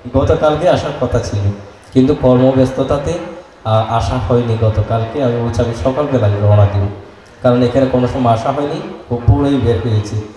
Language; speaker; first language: Bangla; native; Bangla